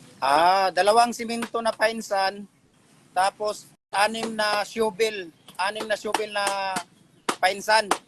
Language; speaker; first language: Filipino; native; Filipino